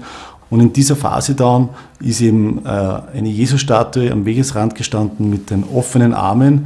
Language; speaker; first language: German; native; German